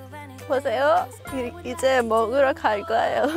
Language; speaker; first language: Korean; non-native, fluent; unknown